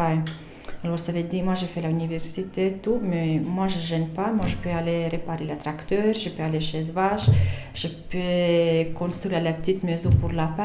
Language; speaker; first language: French; non-native, fluent; Latvian